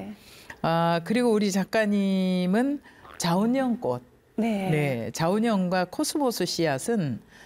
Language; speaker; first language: Korean; native; Korean